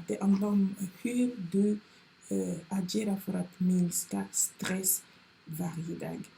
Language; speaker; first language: Swedish; non-native, fluent; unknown